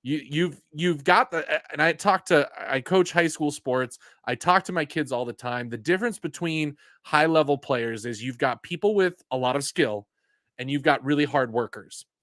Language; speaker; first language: English; native; English